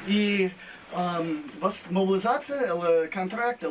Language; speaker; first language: Russian; non-native, learner; English